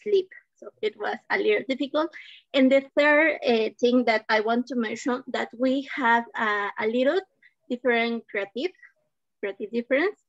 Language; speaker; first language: English; non-native, learner; Spanish